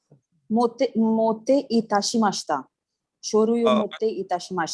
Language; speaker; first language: Japanese; non-native, learner; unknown